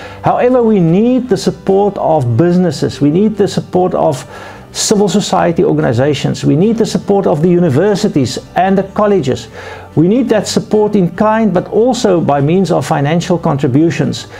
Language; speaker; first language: English; non-native, local second language; Afrikaans